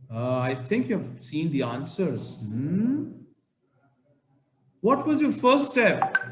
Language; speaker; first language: English; non-native, local second language; Urdu